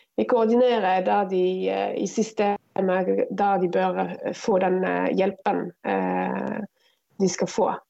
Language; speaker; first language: Norwegian; non-native, fluent; Arabic